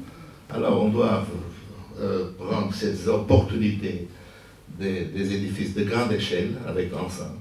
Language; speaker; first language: French; non-native, fluent; Portuguese